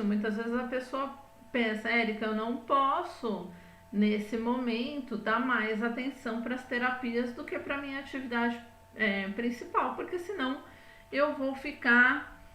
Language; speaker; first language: Portuguese; native; Portuguese